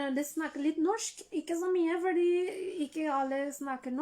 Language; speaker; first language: Norwegian; non-native, learner; Spanish